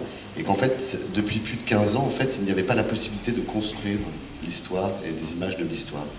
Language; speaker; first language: French; native; French